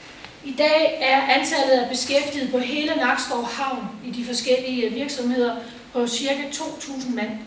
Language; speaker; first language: Danish; native; Danish